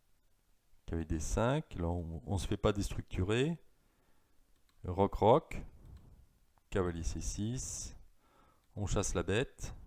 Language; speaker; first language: French; native; French